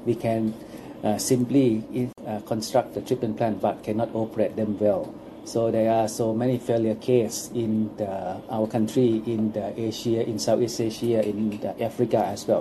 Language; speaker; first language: English; non-native, fluent; Thai